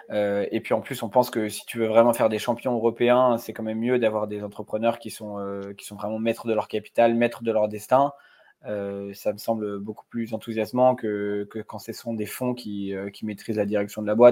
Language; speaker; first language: French; native; French